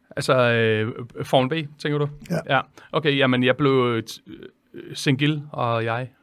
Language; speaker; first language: Danish; native; Danish